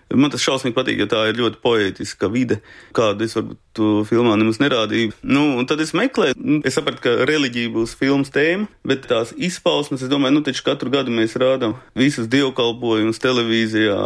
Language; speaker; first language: Latvian; native; Latvian